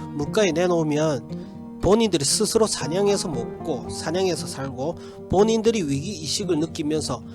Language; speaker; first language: Korean; early bilingual, heritage; Korean